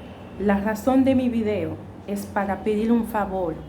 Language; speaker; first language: Spanish; non-native, fluent; Haitian Creole